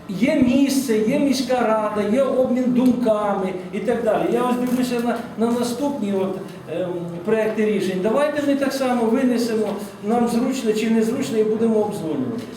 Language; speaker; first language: Ukrainian; native; Ukrainian